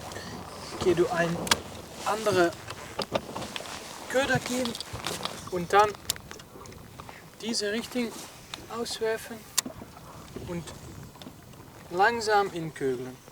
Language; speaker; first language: German; non-native, learner; Dutch